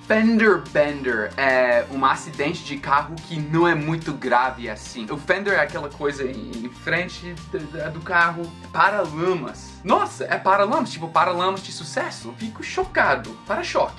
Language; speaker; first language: Portuguese; non-native, fluent; English